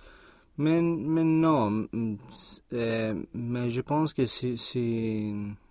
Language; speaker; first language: French; non-native, learner; Spanish